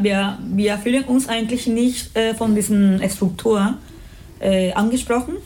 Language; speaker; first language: German; non-native, fluent; Spanish